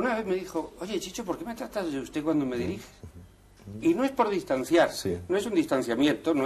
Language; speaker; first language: Spanish; native; Spanish